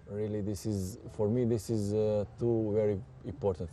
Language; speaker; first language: English; non-native, fluent; Serbian